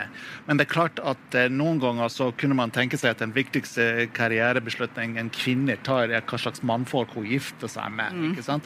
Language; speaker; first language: Norwegian; non-native, fluent; English